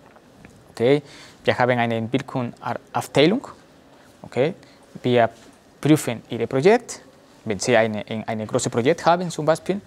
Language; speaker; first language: German; non-native, learner; Spanish